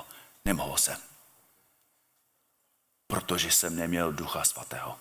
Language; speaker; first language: Czech; non-native, fluent; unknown